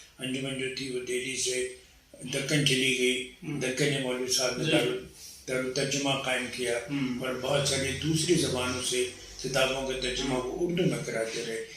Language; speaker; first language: Urdu; native; Urdu